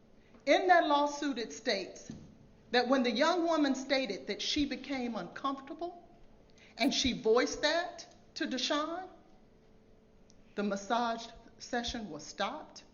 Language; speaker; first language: English; native; English